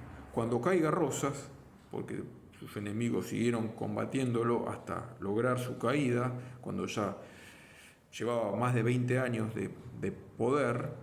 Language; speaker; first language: Spanish; native; Spanish